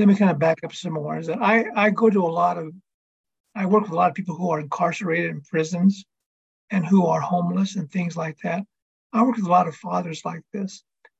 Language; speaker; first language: English; native; English